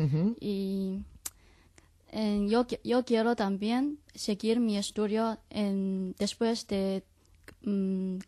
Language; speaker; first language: Spanish; non-native, learner; Chinese